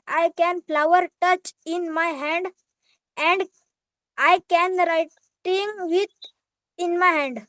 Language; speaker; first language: English; non-native, learner; Marathi